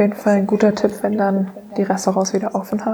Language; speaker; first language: German; native; German